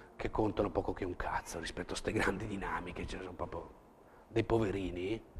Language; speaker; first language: Italian; native; Italian